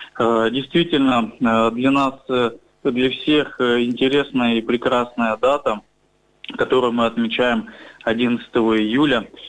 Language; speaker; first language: Russian; native; Russian